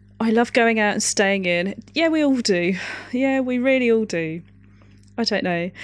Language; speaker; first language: English; native; English